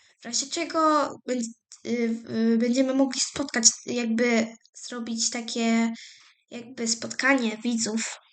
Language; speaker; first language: Polish; native; Polish